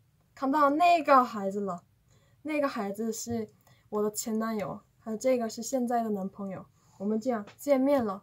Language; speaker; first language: Chinese; non-native, fluent; Korean